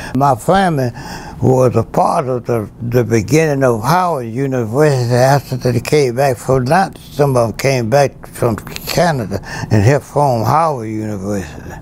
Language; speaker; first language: English; native; English